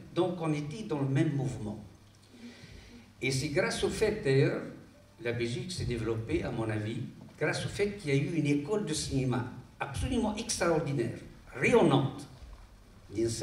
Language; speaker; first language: French; non-native, local second language; Arabic